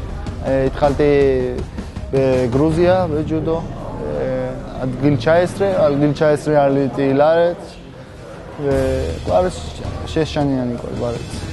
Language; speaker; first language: Hebrew; non-native, learner; Georgian